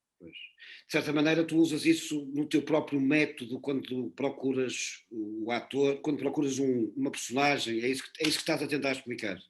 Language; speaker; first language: Portuguese; native; Portuguese